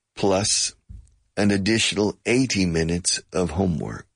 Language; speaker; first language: English; native; English